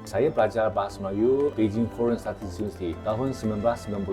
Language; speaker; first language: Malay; non-native, fluent; Chinese